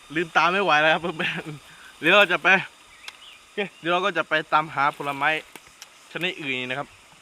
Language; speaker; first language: Thai; non-native, local second language; Akha